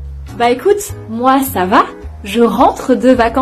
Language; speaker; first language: French; native; French